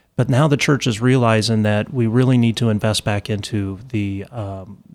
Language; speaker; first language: English; native; English